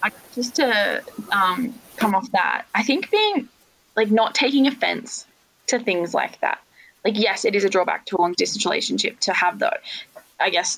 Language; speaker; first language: English; native; English